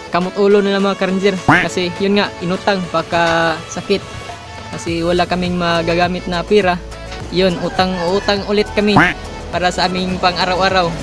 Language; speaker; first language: Filipino; non-native, local second language; Cebuano